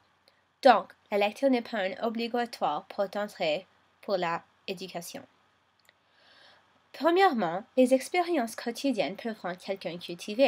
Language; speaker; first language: French; non-native, local second language; English